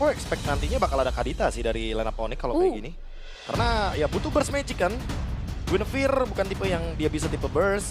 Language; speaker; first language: Indonesian; native; Indonesian